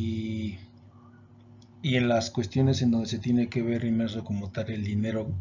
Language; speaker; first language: Spanish; native; Spanish